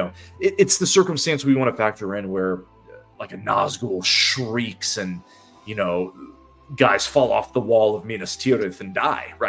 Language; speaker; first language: English; native; English